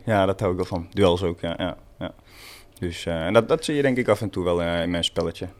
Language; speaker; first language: Dutch; non-native, fluent; Swedish